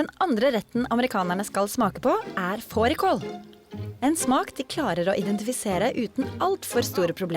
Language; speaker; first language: Norwegian; native; Norwegian